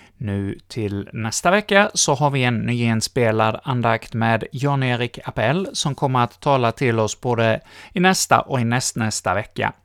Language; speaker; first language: Swedish; native; Swedish